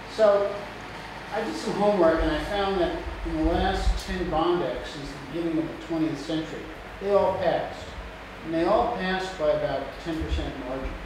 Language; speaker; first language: English; native; English